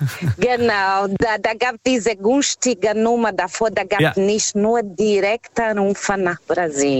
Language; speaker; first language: German; non-native, fluent; Portuguese